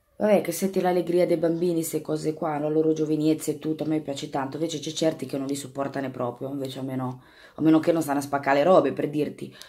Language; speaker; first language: Italian; native; Italian